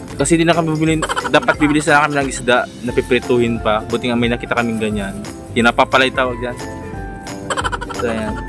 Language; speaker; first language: Filipino; non-native, local second language; Bikol